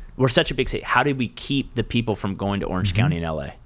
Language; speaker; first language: English; native; English